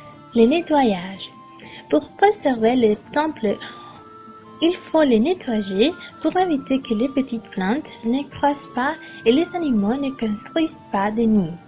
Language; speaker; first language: French; non-native, learner; Spanish